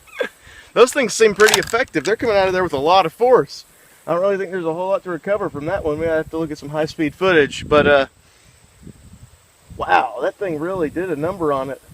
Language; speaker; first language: English; native; English